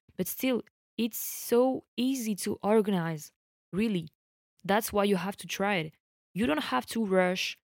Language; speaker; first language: English; non-native, fluent; French